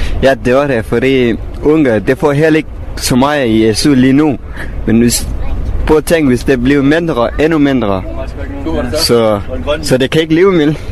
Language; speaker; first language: Danish; non-native, fluent; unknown